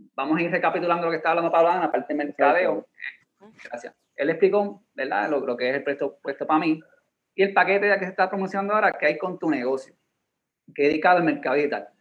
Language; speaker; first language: Spanish; native; Spanish